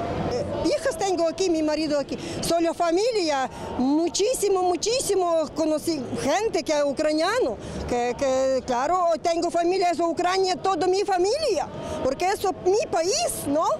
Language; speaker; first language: Spanish; non-native, learner; Ukrainian